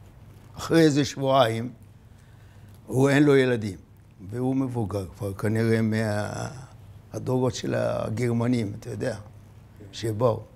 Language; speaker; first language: Hebrew; non-native, fluent; Arabic